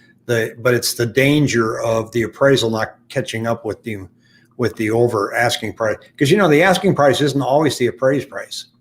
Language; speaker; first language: English; native; English